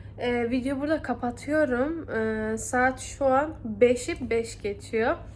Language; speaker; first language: Turkish; early bilingual, heritage; Turkish